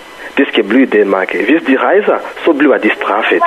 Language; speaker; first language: Danish; non-native, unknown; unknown